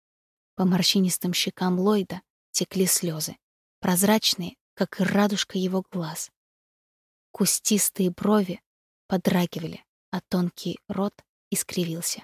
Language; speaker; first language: Russian; native; Russian